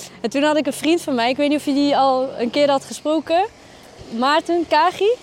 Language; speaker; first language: Dutch; early bilingual, other home language; Arabic